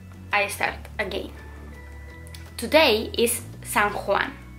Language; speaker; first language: English; non-native, learner; Spanish